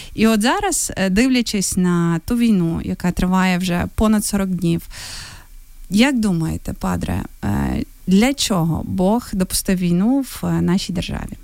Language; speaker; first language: Ukrainian; native; Ukrainian